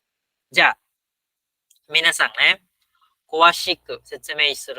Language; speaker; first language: Japanese; non-native, fluent; Filipino